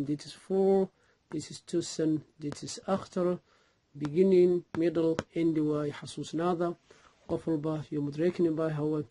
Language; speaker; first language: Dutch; non-native, learner; Somali